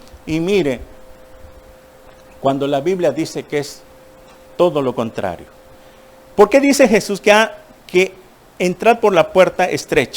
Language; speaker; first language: Spanish; native; Spanish